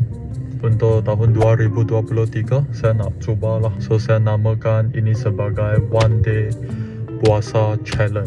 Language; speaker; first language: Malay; non-native, local second language; Chinese